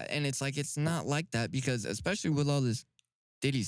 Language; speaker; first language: English; native; English